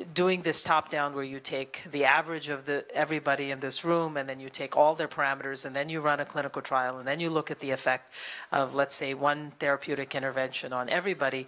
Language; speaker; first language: English; native; English